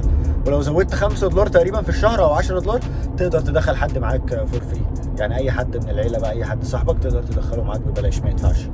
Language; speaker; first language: Arabic; native; Arabic